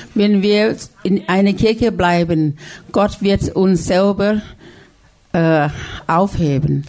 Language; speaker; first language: German; non-native, learner; Thai